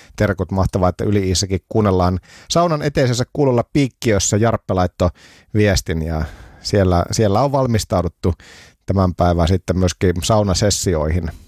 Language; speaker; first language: Finnish; native; Finnish